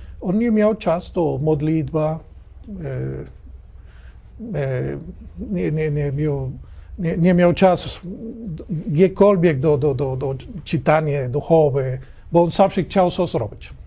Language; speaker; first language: Polish; non-native, learner; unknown